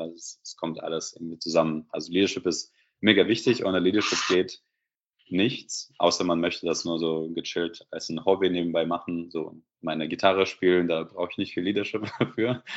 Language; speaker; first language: German; non-native, fluent; Russian